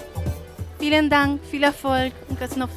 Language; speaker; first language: German; non-native, learner; Spanish